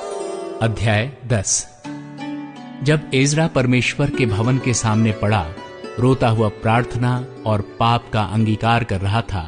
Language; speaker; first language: Hindi; native; Hindi